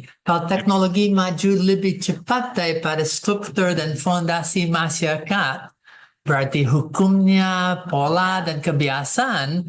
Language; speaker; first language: Indonesian; non-native, fluent; English